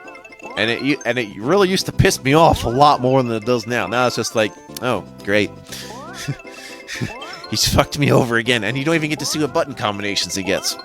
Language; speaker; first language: English; native; English